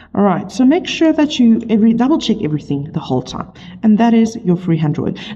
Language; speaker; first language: English; non-native, local second language; Afrikaans